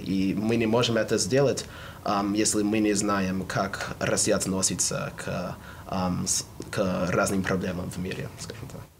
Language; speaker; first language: Russian; non-native, fluent; English